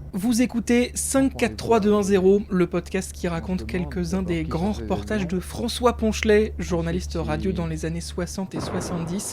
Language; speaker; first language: French; native; French